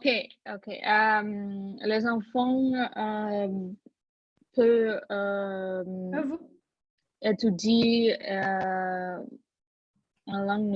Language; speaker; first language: French; non-native, learner; Russian